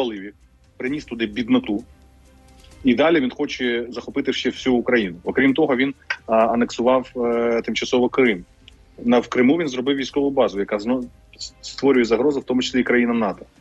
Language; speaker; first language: Ukrainian; native; Ukrainian